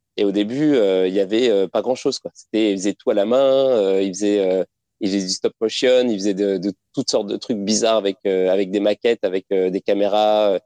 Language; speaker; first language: French; native; French